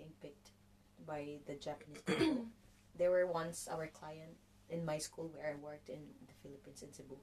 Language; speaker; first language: English; non-native, local second language; Cebuano